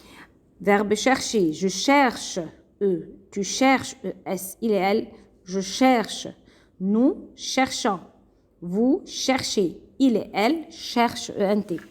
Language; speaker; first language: French; non-native, fluent; Arabic